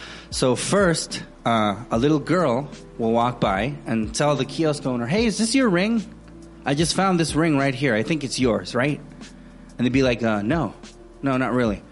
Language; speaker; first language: English; non-native, fluent; Spanish